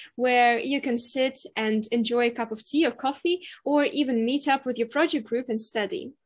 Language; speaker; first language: English; non-native, fluent; Russian